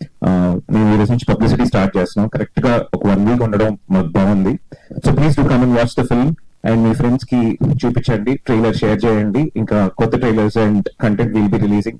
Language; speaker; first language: Telugu; native; Telugu